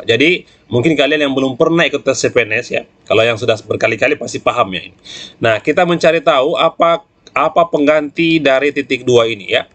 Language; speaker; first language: Indonesian; native; Indonesian